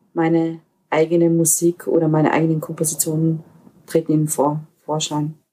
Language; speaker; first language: German; native; German